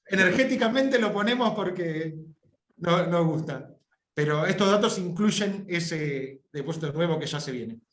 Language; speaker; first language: Spanish; native; Spanish